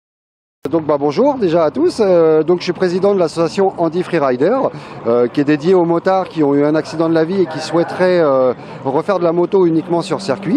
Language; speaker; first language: French; native; French